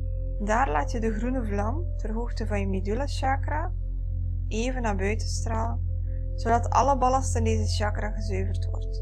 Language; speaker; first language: Dutch; native; Dutch